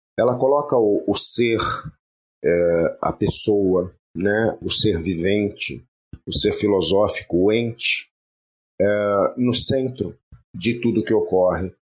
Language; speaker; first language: Portuguese; early bilingual, other home language; French